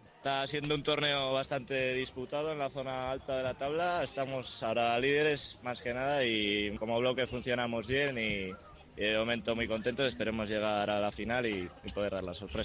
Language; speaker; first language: Spanish; native; Spanish